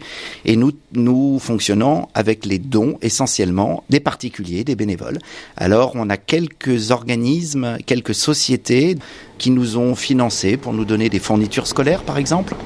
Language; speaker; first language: French; native; French